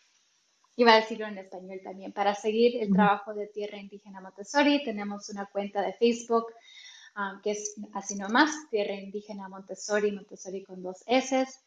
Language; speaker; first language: Spanish; early bilingual, heritage; Spanish